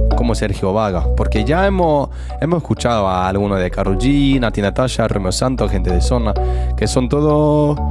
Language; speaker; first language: Spanish; non-native, fluent; English